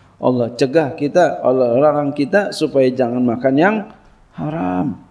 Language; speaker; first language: Indonesian; native; Indonesian